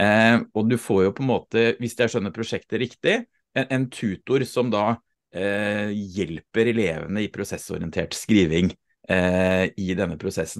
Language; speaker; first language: Norwegian; native; Norwegian